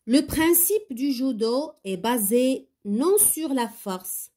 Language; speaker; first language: French; non-native, local second language; Arabic